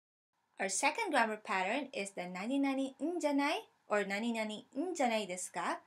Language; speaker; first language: Japanese; non-native, fluent; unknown